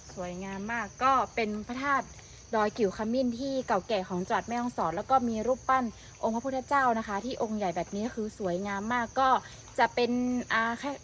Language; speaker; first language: Thai; non-native, local second language; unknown